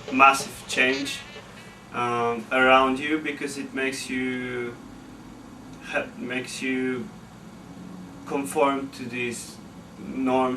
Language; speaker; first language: English; non-native, fluent; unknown